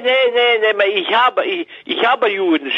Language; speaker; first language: German; non-native, learner; French